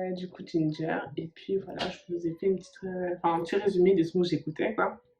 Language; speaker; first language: French; early bilingual, other home language; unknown